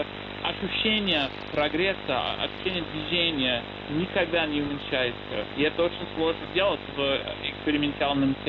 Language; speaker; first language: Russian; non-native, fluent; English